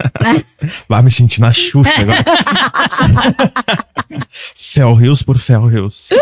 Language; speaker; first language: Portuguese; native; Portuguese